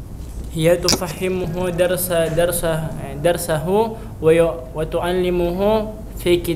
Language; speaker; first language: Arabic; non-native, learner; Indonesian